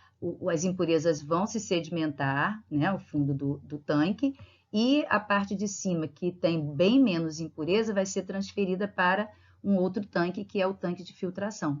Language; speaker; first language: Portuguese; native; Portuguese